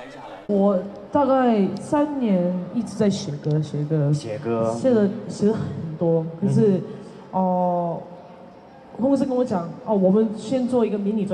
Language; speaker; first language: Chinese; early bilingual, heritage; English